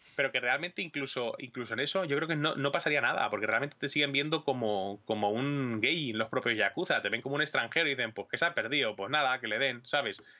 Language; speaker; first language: Spanish; native; Spanish